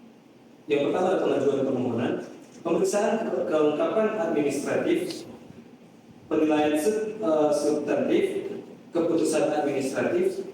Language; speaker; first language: Indonesian; native; Indonesian